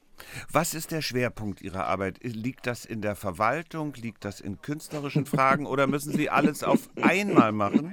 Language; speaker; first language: German; native; German